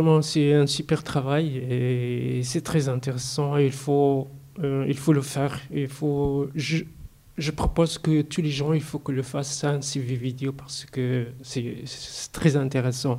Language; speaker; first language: French; non-native, learner; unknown